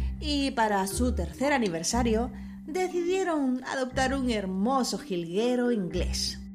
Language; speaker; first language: Spanish; native; Spanish